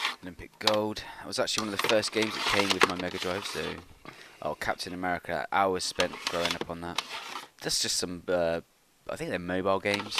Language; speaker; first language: English; native; English